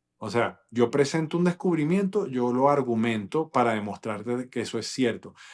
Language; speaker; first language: Spanish; non-native, local second language; English